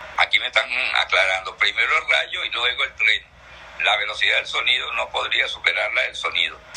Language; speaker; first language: Spanish; native; Spanish